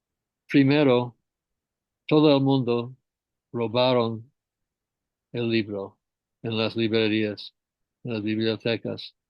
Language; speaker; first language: Spanish; non-native, fluent; English